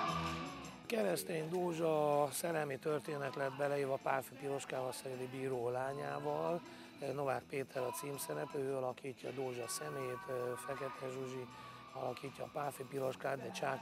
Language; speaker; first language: Hungarian; native; Hungarian